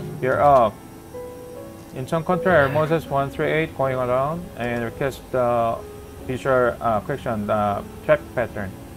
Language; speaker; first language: English; non-native, fluent; Korean